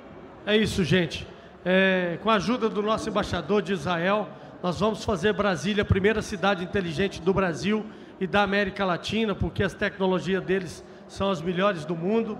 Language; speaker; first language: Portuguese; native; Portuguese